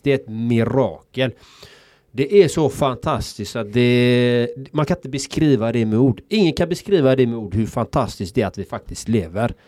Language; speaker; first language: Swedish; native; Swedish